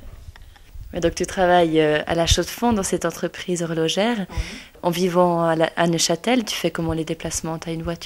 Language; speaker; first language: French; native; French